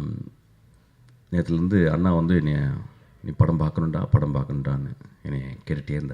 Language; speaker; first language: Tamil; native; Tamil